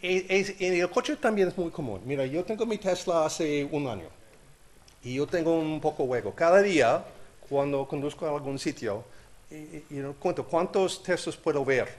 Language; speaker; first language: Spanish; non-native, learner; English